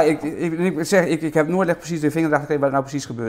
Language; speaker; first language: Dutch; native; Dutch